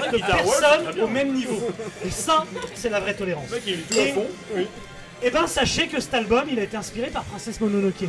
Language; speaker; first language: French; native; French